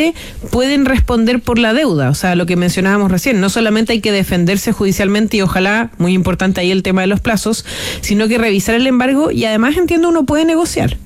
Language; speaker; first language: Spanish; native; Spanish